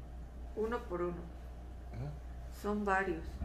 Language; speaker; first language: Spanish; native; Spanish